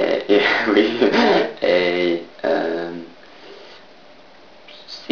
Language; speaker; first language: French; non-native, learner; English